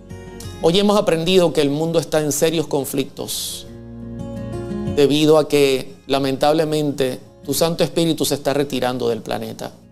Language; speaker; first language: Spanish; native; Spanish